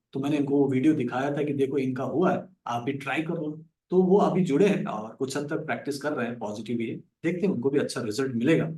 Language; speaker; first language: Hindi; native; Hindi